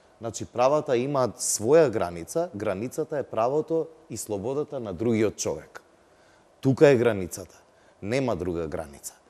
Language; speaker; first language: Macedonian; non-native, local second language; Albanian